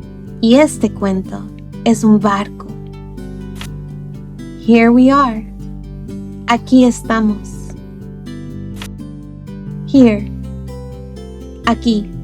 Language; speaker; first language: Spanish; early bilingual, other home language; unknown